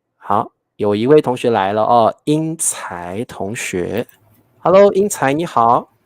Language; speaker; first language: Chinese; native; Chinese